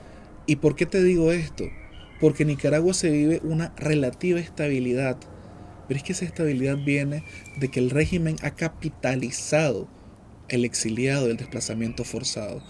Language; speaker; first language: Spanish; native; Spanish